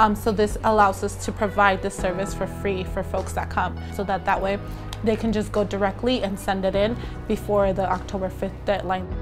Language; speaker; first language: English; early bilingual, other home language; Spanish